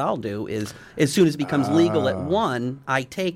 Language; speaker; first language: English; native; English